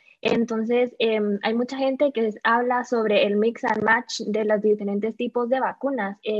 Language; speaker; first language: Spanish; native; Spanish